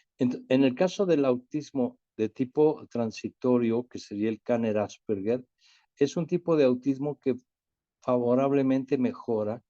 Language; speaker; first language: Spanish; native; Spanish